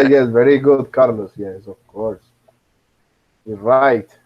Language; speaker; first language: English; non-native, fluent; Spanish